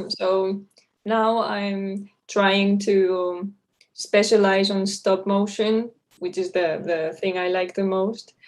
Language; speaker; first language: English; non-native, fluent; Spanish